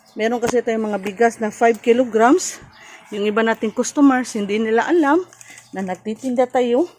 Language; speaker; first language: Filipino; non-native, local second language; Cebuano